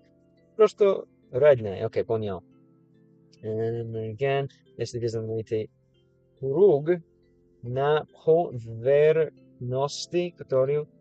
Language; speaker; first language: Russian; non-native, learner; English